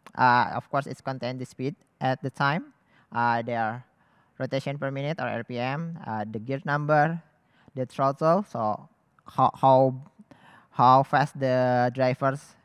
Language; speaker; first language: English; non-native, fluent; Indonesian